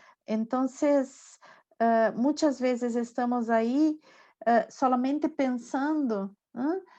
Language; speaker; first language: Spanish; non-native, learner; Portuguese